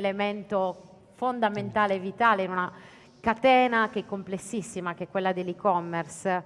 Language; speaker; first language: Italian; native; Italian